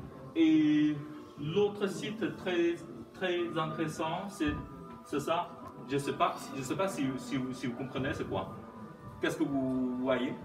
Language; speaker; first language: French; non-native, fluent; Chinese